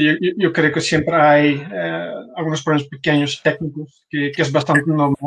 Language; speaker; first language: Spanish; non-native, fluent; Dutch